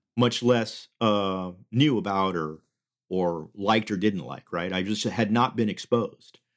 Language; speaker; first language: English; early bilingual, other home language; Spanish